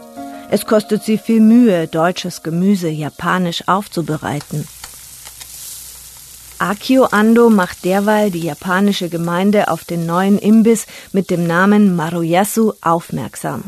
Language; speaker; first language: German; native; German